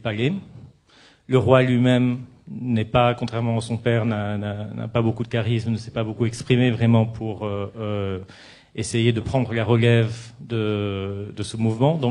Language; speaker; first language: French; non-native, local second language; Arabic